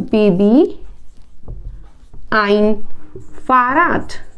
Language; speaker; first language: German; non-native, fluent; Hindi